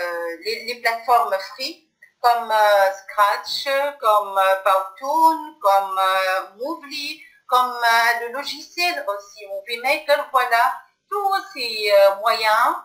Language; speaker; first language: French; non-native, local second language; Arabic